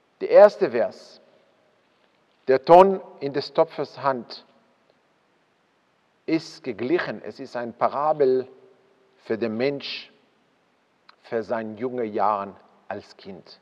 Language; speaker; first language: German; non-native, fluent; Hebrew